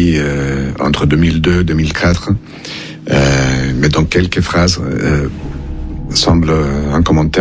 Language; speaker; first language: French; non-native, fluent; Spanish